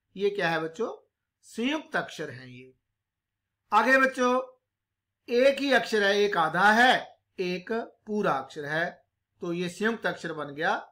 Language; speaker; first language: Hindi; non-native, local second language; Punjabi